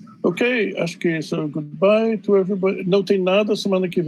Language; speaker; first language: Portuguese; non-native, fluent; English